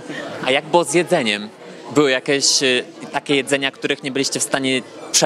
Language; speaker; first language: Polish; native; Polish